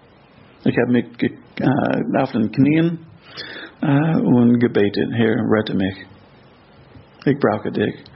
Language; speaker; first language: German; non-native, fluent; English